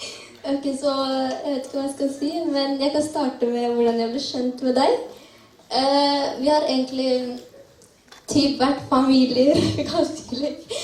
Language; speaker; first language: Norwegian; early bilingual, other home language; Tamil